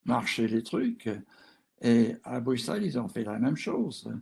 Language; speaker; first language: French; non-native, fluent; English